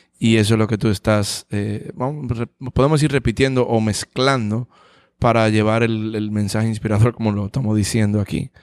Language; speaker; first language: Spanish; native; Spanish